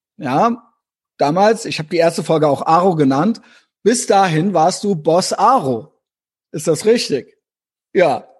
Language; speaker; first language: German; native; German